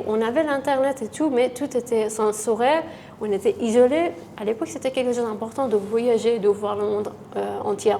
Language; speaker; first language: French; non-native, fluent; Persian